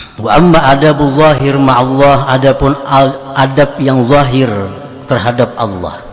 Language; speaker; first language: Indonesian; non-native, local second language; Banjar